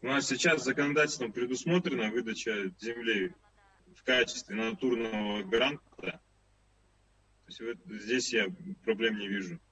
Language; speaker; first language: Russian; native; Russian